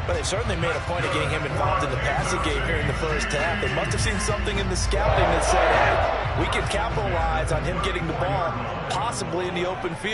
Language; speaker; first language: English; native; English